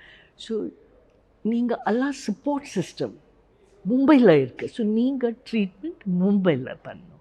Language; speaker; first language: Tamil; non-native, learner; Hindi